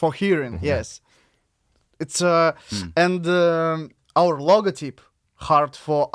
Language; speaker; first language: English; non-native, learner; Russian